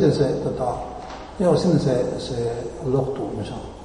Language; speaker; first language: Finnish; non-native, learner; Chinese